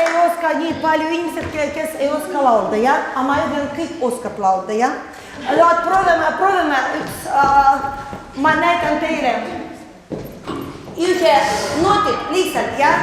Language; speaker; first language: Estonian; non-native, learner; Russian